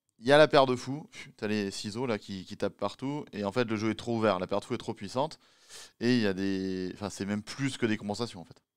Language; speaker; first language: French; native; French